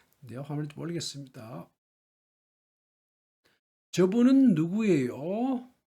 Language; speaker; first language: Korean; native; Korean